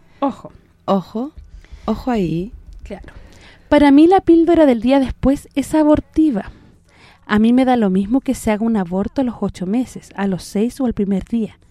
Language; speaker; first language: Spanish; native; Spanish